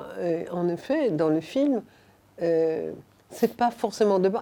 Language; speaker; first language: French; non-native, fluent; Hebrew